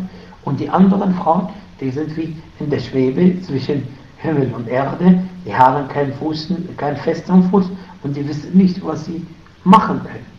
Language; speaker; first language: German; non-native, fluent; Arabic